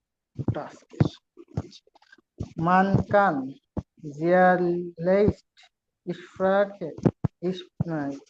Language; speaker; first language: German; non-native, learner; Bangla